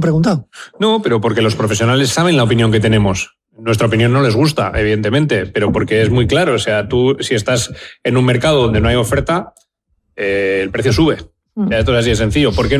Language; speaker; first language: Spanish; native; Spanish